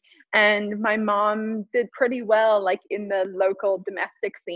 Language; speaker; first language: English; native; English